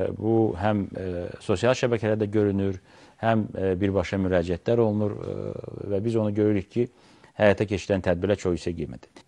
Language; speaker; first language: Azerbaijani; native; Azerbaijani